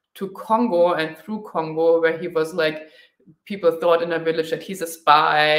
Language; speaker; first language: English; non-native, fluent; German